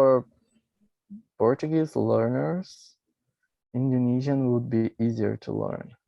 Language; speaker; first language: English; non-native, fluent; Portuguese